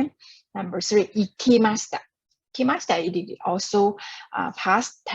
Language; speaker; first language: Japanese; non-native, fluent; Chinese